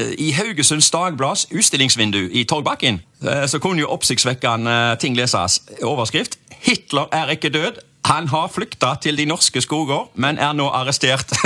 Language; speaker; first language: Norwegian; native; Norwegian